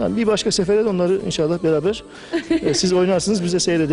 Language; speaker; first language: Turkish; native; Turkish